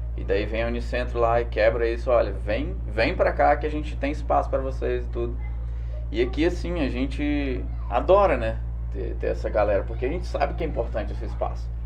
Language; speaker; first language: Portuguese; native; Portuguese